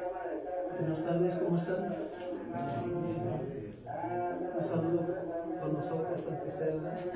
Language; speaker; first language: Spanish; native; Spanish